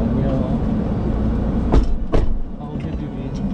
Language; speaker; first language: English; non-native, learner; Korean